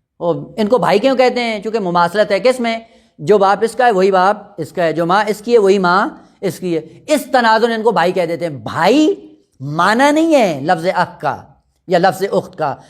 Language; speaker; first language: Urdu; non-native, local second language; Punjabi